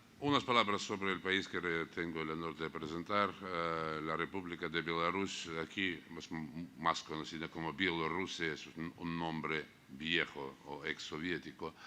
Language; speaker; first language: Spanish; non-native, fluent; Russian